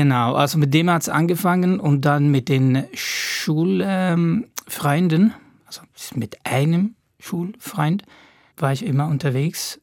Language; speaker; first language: German; non-native, fluent; Arabic